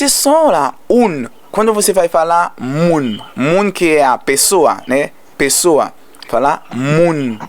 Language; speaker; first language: Portuguese; non-native, learner; Haitian Creole